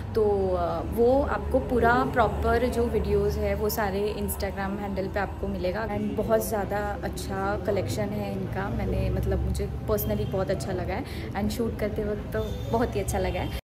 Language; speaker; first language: Hindi; non-native, local second language; Marathi